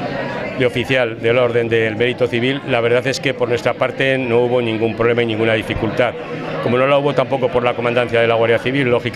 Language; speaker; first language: Spanish; native; Spanish